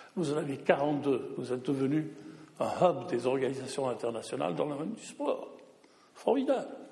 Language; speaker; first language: French; non-native, local second language; German